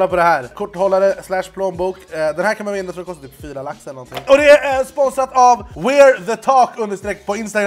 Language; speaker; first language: Swedish; native; Swedish